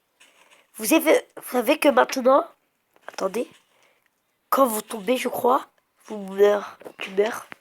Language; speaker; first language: French; early bilingual, other home language; Arabic